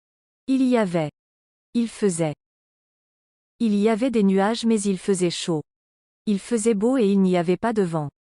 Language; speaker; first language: French; non-native, learner; English